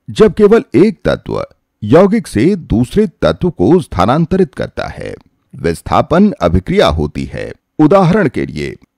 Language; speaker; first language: Hindi; native; Hindi